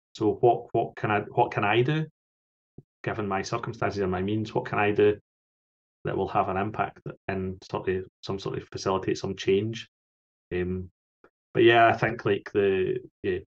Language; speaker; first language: English; native; English